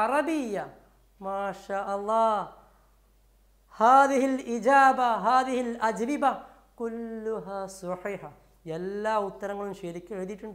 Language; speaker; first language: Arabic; non-native, fluent; Malayalam